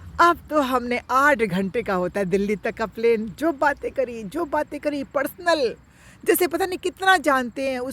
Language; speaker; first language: Hindi; native; Hindi